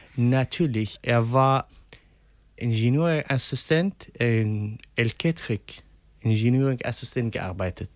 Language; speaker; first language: German; non-native, learner; Arabic